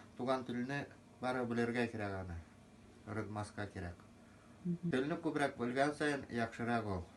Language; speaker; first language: Tatar; non-native, local second language; Udmurt